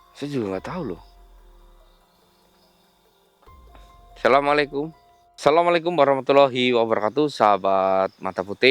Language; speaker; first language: Indonesian; native; Indonesian